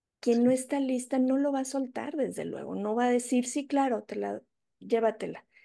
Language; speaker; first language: Spanish; native; Spanish